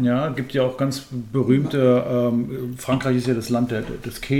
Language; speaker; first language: German; native; German